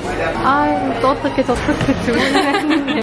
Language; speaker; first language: Korean; native; Korean